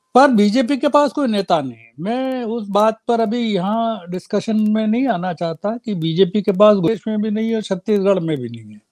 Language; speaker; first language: Hindi; native; Hindi